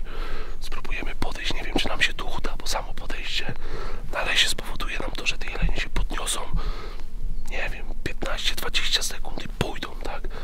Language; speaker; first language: Polish; native; Polish